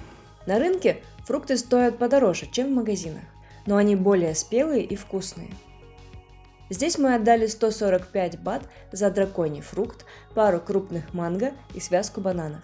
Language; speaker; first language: Russian; native; Russian